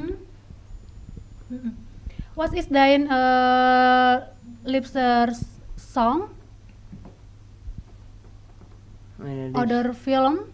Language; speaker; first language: German; non-native, learner; Indonesian